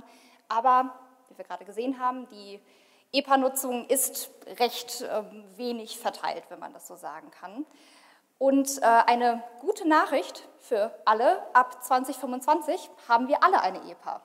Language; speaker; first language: German; native; German